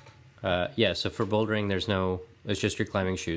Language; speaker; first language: English; native; English